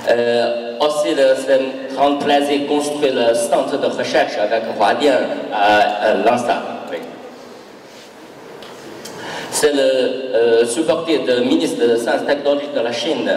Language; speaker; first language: French; non-native, learner; Chinese